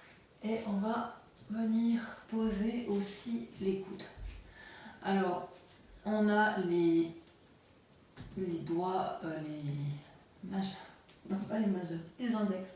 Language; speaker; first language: French; native; French